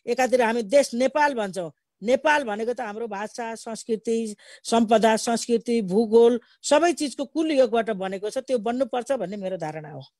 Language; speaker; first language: Nepali; native; Nepali